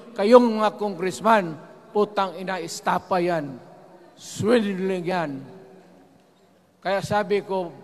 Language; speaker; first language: Filipino; non-native, local second language; Cebuano